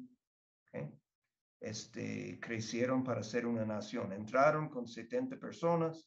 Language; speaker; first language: Spanish; non-native, fluent; English